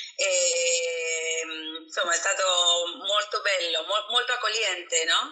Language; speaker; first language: Italian; non-native, fluent; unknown